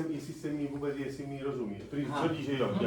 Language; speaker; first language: Czech; non-native, fluent; Spanish